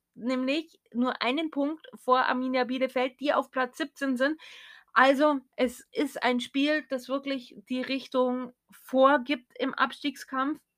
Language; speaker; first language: German; native; German